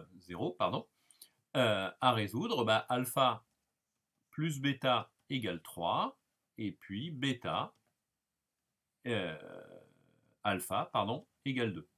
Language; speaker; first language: French; native; French